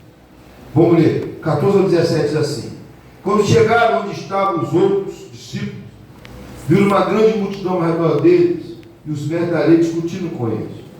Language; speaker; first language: Portuguese; native; Portuguese